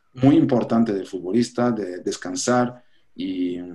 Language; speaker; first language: Spanish; non-native, fluent; French